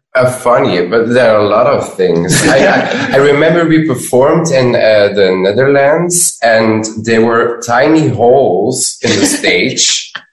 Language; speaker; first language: English; non-native, fluent; Dutch